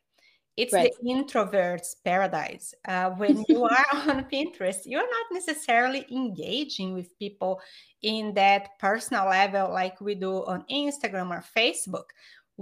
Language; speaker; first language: English; non-native, fluent; Portuguese